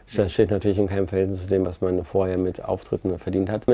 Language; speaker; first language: German; native; German